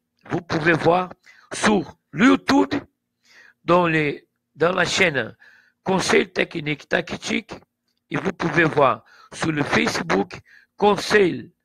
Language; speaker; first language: French; non-native, learner; Portuguese